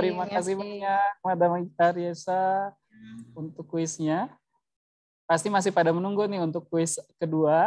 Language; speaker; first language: Indonesian; native; Indonesian